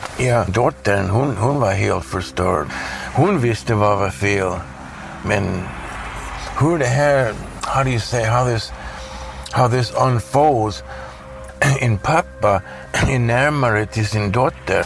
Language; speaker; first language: Swedish; non-native, fluent; English